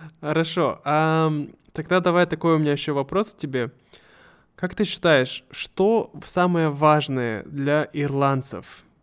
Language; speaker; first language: Russian; native; Russian